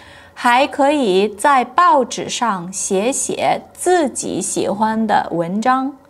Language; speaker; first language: Chinese; non-native, fluent; Portuguese